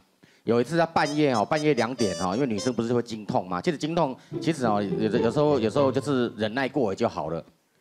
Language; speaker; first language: Chinese; native; Chinese